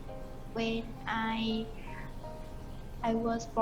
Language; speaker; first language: English; non-native, learner; Vietnamese